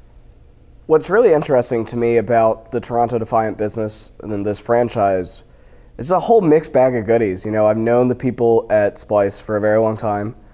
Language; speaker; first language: English; native; English